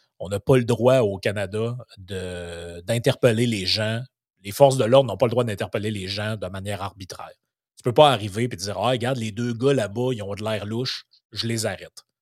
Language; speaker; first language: French; native; French